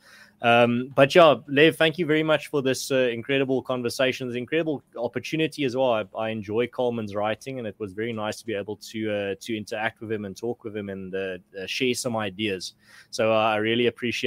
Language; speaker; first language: English; non-native, local second language; Afrikaans